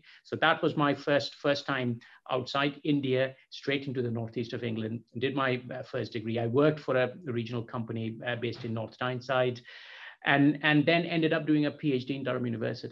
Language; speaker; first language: English; non-native, local second language; Bangla